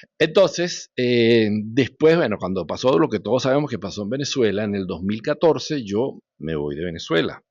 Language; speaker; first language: Spanish; early bilingual, other home language; Hebrew